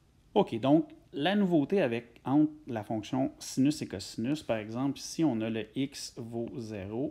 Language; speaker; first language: French; native; French